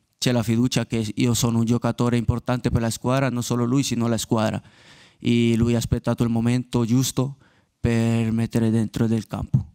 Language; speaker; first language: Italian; non-native, learner; Spanish